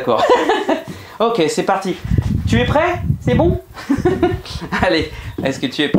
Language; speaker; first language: French; native; French